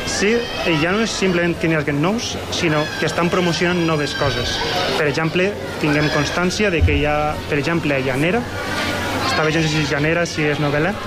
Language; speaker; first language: Catalan; native; Catalan